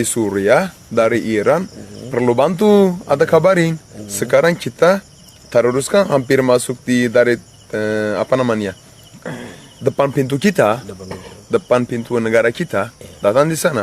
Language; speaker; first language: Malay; non-native, learner; Turkish